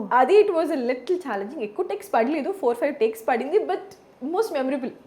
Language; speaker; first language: Telugu; native; Telugu